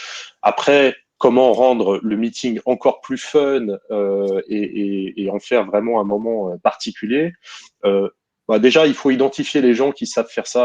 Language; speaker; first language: French; native; French